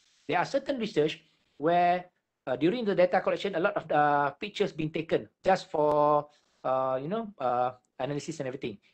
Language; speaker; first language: English; non-native, local second language; Malay